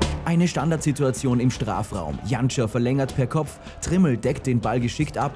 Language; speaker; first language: German; native; German